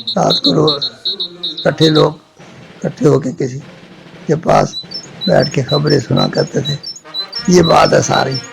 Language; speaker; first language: Urdu; non-native, local second language; Punjabi